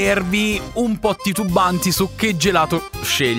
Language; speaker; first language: Italian; native; Italian